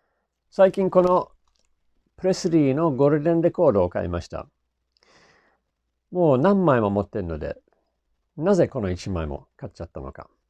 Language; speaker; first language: Japanese; non-native, fluent; English